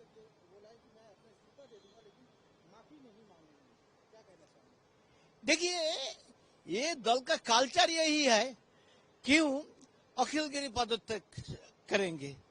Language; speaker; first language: Hindi; non-native, local second language; Bangla